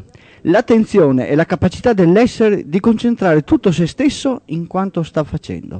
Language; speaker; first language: Italian; native; Italian